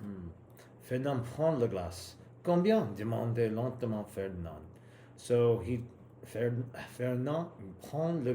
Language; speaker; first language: French; non-native, learner; English